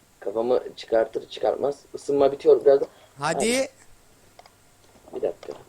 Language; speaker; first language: Turkish; native; Turkish